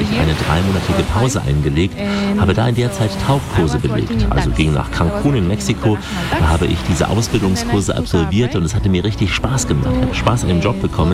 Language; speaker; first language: German; native; German